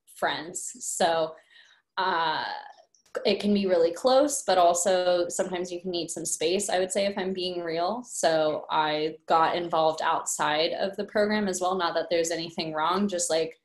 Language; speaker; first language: English; native; English